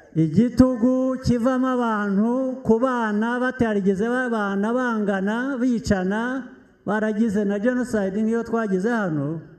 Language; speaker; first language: Kinyarwanda; early bilingual, heritage; Kinyarwanda